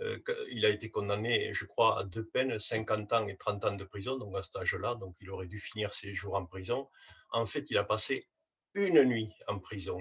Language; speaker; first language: French; native; French